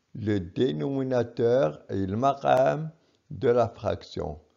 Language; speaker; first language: French; non-native, local second language; Arabic